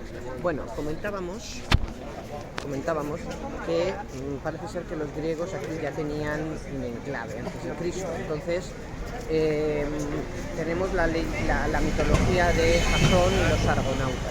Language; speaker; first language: Spanish; native; Spanish